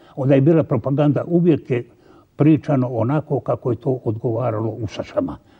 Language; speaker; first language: Croatian; native; Croatian